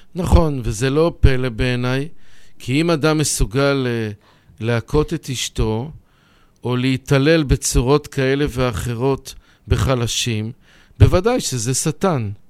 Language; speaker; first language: Hebrew; native; Hebrew